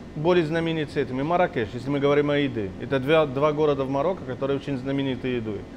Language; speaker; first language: Russian; non-native, fluent; Arabic